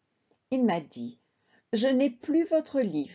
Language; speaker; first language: French; non-native, fluent; Spanish